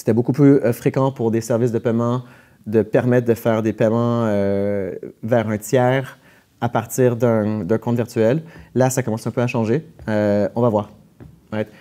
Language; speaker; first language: French; native; French